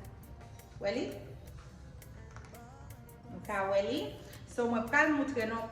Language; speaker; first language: French; non-native, learner; Haitian Creole